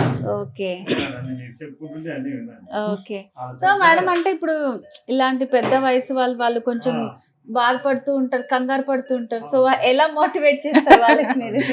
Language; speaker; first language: Telugu; native; Telugu